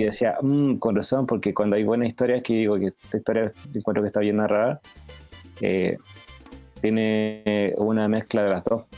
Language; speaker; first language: Spanish; native; Spanish